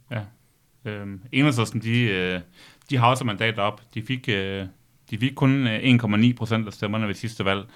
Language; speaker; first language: Danish; native; Danish